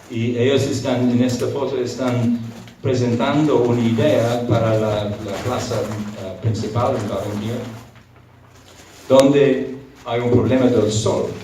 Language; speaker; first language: Spanish; non-native, fluent; English